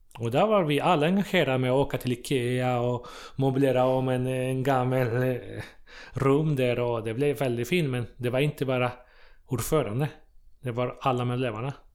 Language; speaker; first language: Swedish; non-native, fluent; Spanish